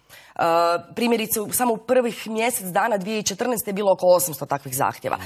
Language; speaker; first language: Croatian; native; Croatian